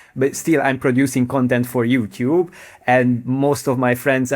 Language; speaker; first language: English; non-native, fluent; Hungarian